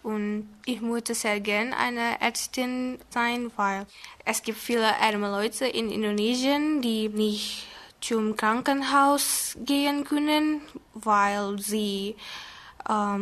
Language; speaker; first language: German; non-native, learner; Indonesian